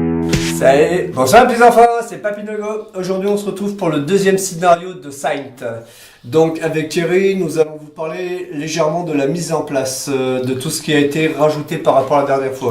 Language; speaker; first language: French; native; French